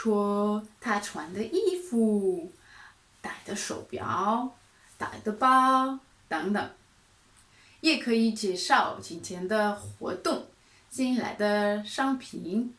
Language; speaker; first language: Chinese; non-native, fluent; French